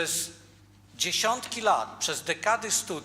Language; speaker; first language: Polish; native; Polish